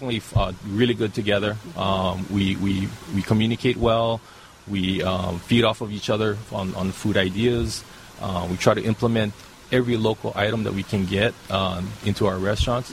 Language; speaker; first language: English; native; English